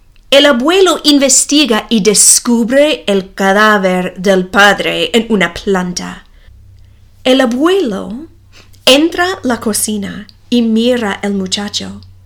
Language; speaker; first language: Spanish; non-native, fluent; English